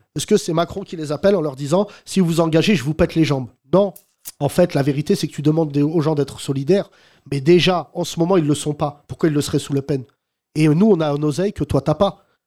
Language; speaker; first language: French; early bilingual, other home language; Arabic